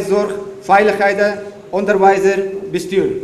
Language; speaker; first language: Dutch; non-native, fluent; Persian